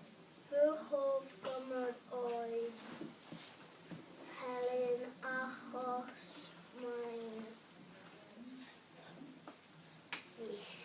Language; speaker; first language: Welsh; non-native, learner; English